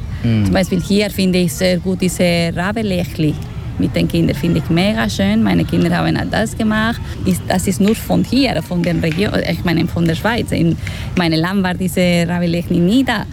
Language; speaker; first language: German; non-native, learner; Spanish